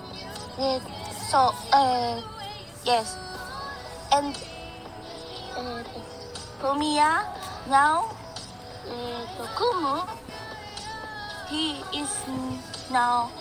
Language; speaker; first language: English; non-native, learner; Filipino